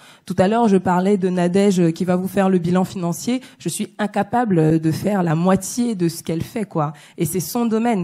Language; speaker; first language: French; native; French